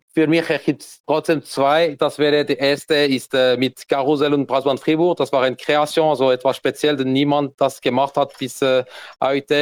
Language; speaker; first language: German; non-native, local second language; French